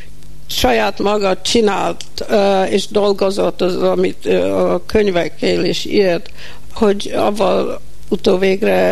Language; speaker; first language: Hungarian; early bilingual, heritage; Hungarian